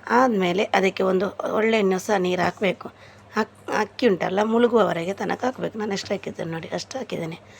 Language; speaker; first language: Kannada; non-native, local second language; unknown